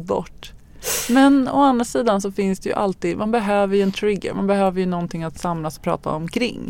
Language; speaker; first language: Swedish; native; Swedish